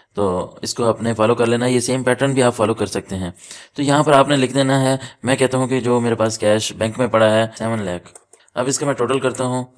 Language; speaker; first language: Urdu; native; Urdu